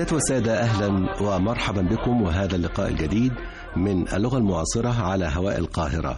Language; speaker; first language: Arabic; native; Arabic